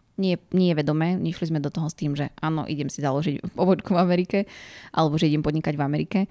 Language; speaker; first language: Slovak; native; Slovak